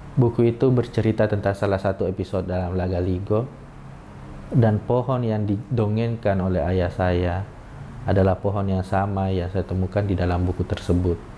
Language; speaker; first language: Indonesian; non-native, local second language; Buginese